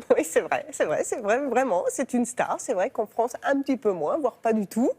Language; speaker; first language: French; native; French